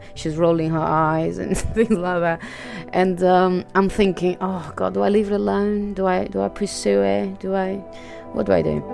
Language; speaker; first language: English; non-native, fluent; Portuguese